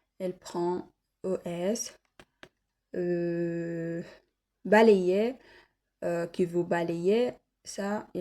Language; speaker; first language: French; non-native, learner; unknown